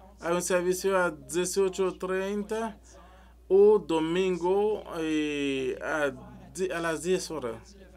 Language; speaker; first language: Spanish; non-native, learner; French